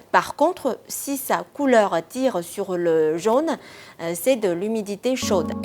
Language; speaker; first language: French; non-native, fluent; Chinese